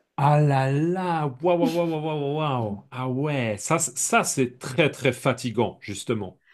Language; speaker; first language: French; native; French